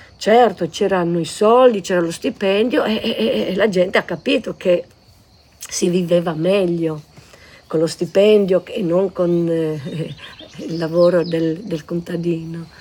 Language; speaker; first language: Italian; non-native, local second language; Slovenian